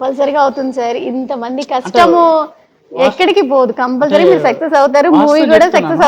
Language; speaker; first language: Telugu; native; Telugu